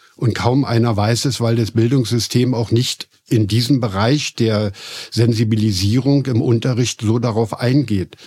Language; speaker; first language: German; native; German